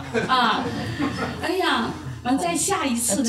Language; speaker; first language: Chinese; native; Chinese